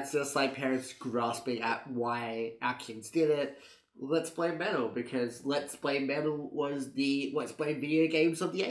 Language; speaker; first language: English; native; English